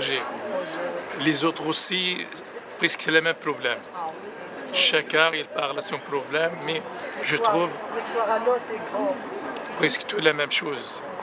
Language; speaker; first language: French; non-native, learner; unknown